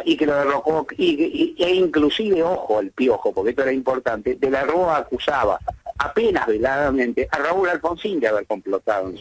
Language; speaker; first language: Spanish; native; Spanish